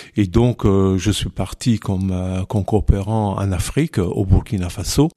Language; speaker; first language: French; non-native, fluent; Italian